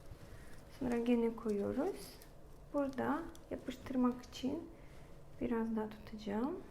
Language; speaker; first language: Turkish; non-native, learner; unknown